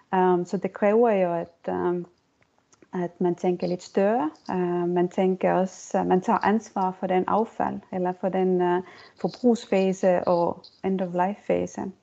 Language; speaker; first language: Danish; non-native, fluent; Estonian